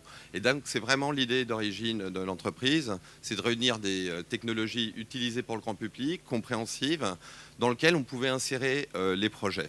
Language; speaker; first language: French; native; French